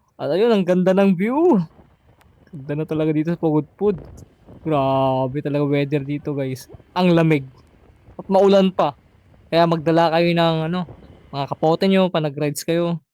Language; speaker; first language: Filipino; non-native, local second language; Iloko